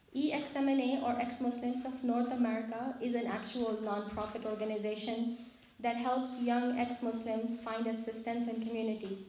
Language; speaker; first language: English; non-native, local second language; Urdu